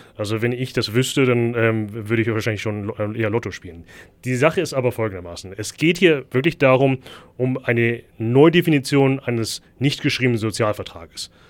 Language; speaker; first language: German; early bilingual, other home language; Thai